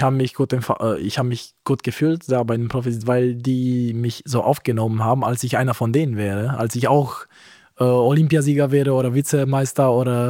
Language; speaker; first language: German; non-native, fluent; Romanian